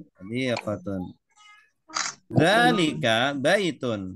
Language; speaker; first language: Arabic; non-native, fluent; Indonesian